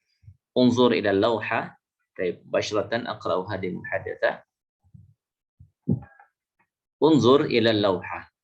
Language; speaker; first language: Arabic; non-native, fluent; Indonesian